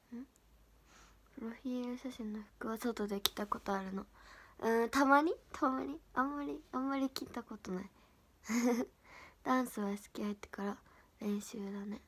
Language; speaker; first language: Japanese; native; Japanese